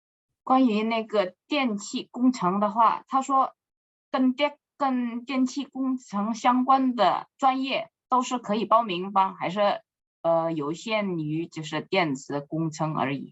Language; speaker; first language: Chinese; non-native, fluent; Indonesian